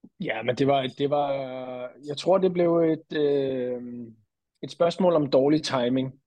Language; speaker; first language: Danish; native; Danish